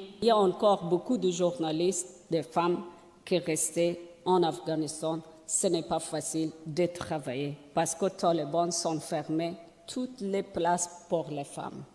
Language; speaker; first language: French; non-native, learner; Persian